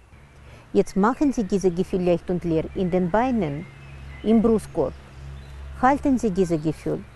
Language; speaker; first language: German; non-native, learner; Russian